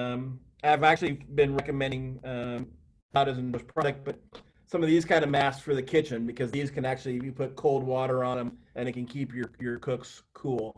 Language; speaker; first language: English; native; English